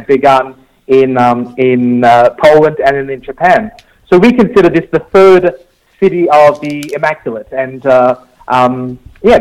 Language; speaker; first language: English; native; English